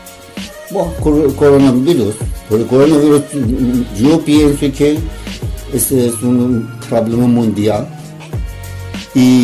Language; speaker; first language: Spanish; non-native, learner; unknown